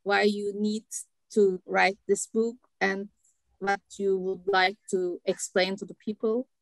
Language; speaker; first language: English; non-native, learner; Turkish